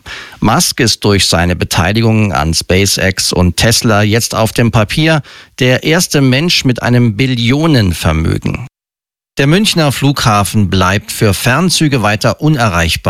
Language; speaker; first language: German; native; German